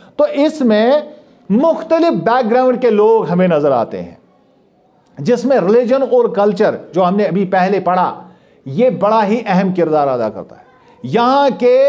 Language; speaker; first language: Urdu; non-native, local second language; Kashmiri